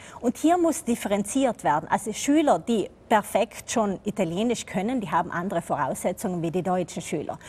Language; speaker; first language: German; native; German